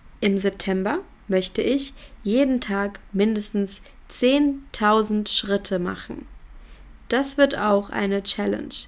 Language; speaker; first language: German; native; German